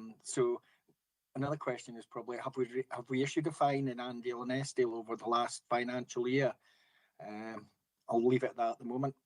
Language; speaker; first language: English; native; English